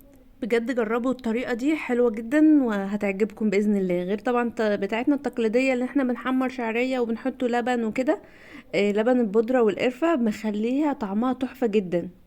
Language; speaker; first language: Arabic; native; Arabic